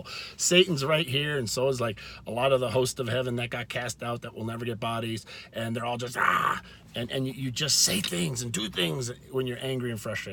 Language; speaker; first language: English; native; English